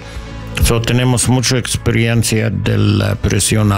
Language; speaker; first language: Spanish; non-native, learner; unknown